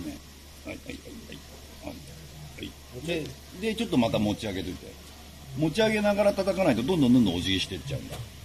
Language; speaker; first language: Japanese; native; Japanese